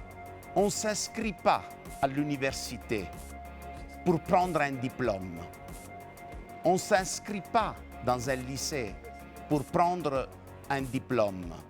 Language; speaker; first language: French; non-native, fluent; Italian